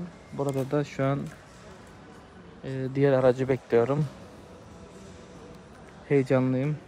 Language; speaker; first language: Turkish; native; Turkish